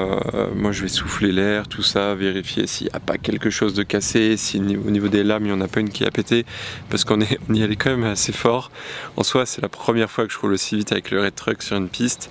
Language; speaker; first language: French; native; French